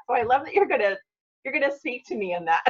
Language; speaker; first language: English; native; English